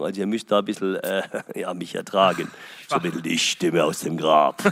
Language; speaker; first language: German; native; German